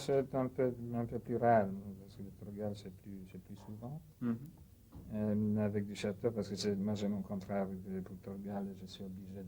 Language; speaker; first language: French; non-native, fluent; Polish